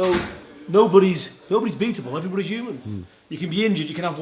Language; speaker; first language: English; native; English